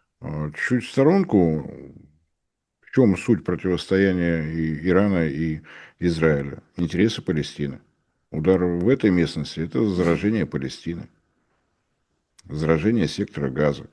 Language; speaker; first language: Russian; native; Russian